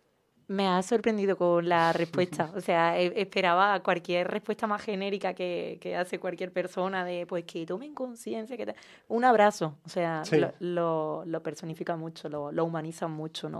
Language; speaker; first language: Spanish; native; Spanish